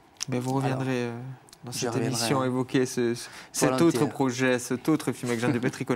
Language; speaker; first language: French; native; French